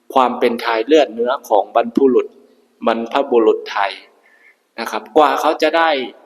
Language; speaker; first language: Thai; native; Thai